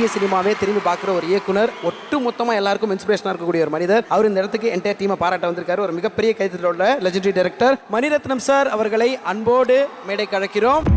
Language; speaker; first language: Tamil; native; Tamil